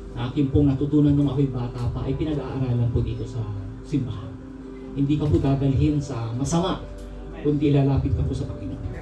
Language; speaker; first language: Filipino; non-native, local second language; Pangasinan